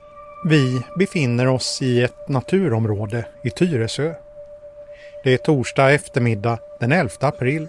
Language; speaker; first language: Swedish; native; Swedish